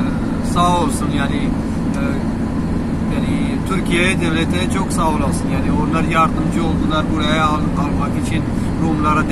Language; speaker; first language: Turkish; non-native, learner; Urdu